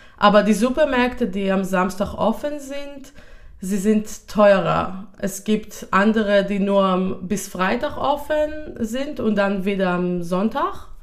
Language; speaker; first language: German; non-native, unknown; Hebrew